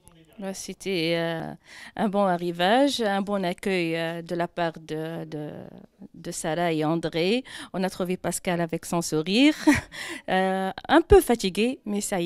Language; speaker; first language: French; non-native, local second language; Arabic